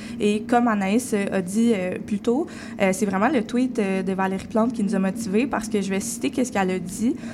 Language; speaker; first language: French; native; French